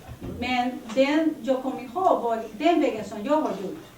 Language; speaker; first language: Swedish; early bilingual, other home language; Spanish